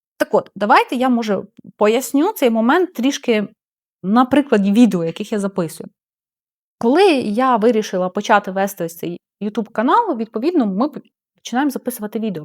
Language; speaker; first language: Ukrainian; non-native, local second language; Russian